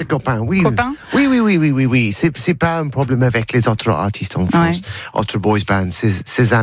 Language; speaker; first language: French; non-native, learner; English